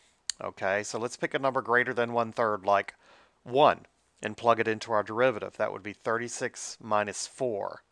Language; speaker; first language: English; native; English